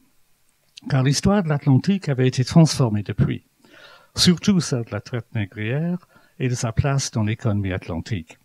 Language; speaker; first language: French; non-native, fluent; English